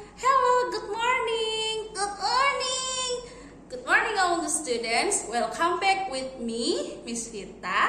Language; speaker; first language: English; non-native, fluent; Indonesian